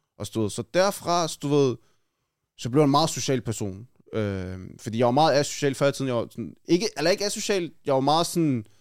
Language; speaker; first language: Danish; early bilingual, other home language; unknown